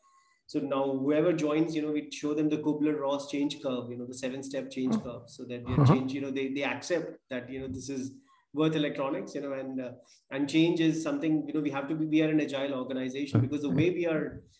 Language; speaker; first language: English; non-native, local second language; Punjabi